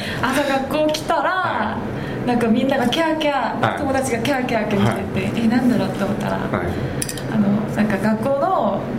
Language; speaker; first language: Japanese; non-native, fluent; Korean